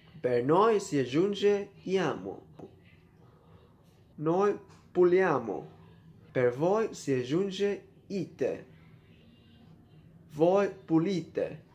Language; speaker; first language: Italian; non-native, fluent; Vietnamese